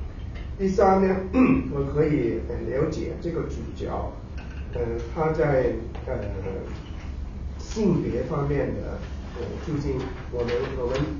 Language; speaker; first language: Chinese; non-native, local second language; Cantonese